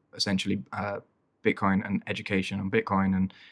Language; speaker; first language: English; native; English